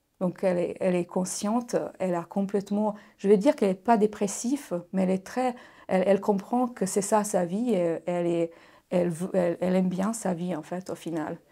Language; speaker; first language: French; non-native, fluent; Bosnian